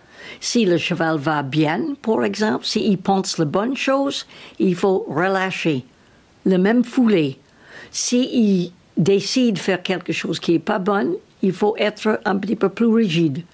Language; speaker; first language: French; non-native, learner; English